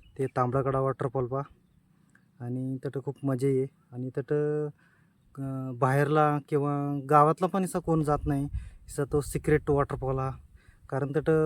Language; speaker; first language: Marathi; non-native, local second language; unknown